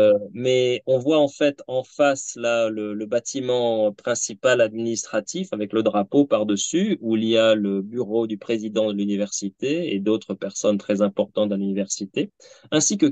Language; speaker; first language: French; native; French